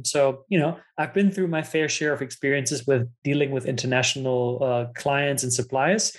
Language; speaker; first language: English; non-native, fluent; German